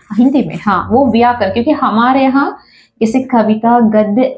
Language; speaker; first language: Hindi; non-native, fluent; Sinhala